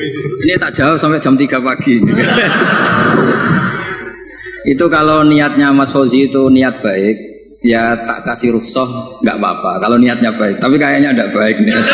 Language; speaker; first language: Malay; non-native, local second language; Javanese